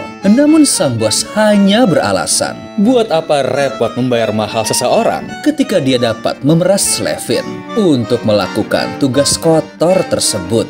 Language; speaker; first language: Indonesian; native; Indonesian